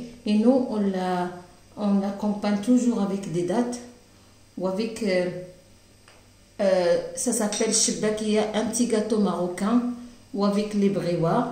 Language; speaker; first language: French; non-native, local second language; Arabic